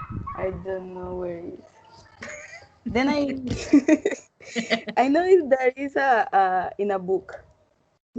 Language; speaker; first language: English; non-native, learner; Spanish